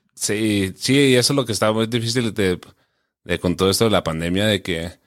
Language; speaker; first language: Spanish; early bilingual, heritage; Spanish